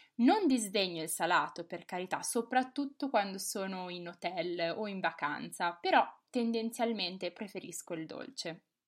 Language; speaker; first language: Italian; native; Italian